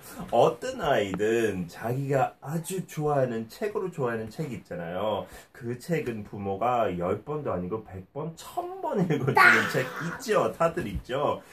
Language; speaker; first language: Korean; non-native, fluent; English